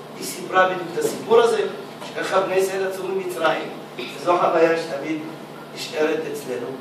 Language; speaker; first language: Hebrew; early bilingual, other home language; Arabic